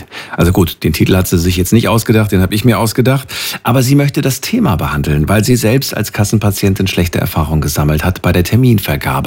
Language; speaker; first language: German; native; German